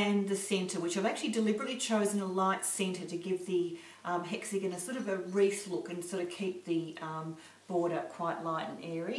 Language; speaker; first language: English; native; English